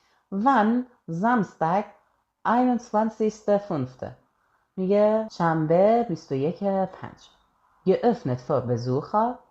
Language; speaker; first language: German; non-native, fluent; Persian